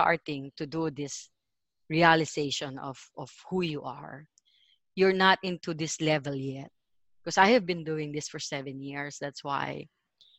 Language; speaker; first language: English; non-native, local second language; Filipino